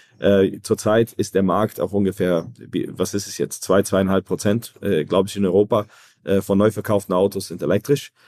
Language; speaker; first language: German; early bilingual, other home language; Croatian